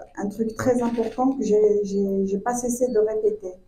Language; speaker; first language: French; non-native, local second language; Arabic